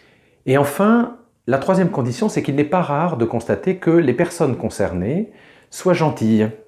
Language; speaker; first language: French; native; French